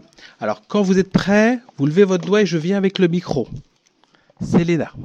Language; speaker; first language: French; native; French